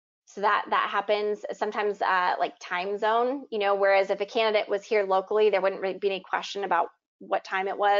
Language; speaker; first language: English; native; English